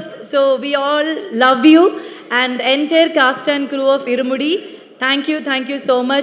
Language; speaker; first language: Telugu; non-native, learner; Malayalam